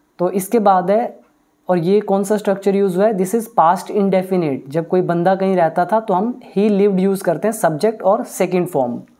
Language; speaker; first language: Hindi; native; Hindi